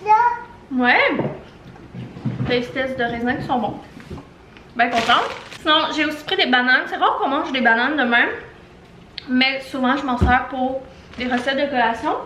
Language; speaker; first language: French; native; French